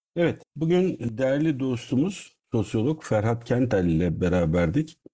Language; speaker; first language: Turkish; native; Turkish